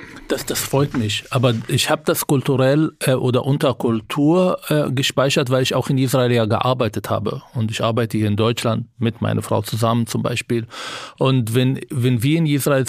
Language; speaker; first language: German; non-native, fluent; Arabic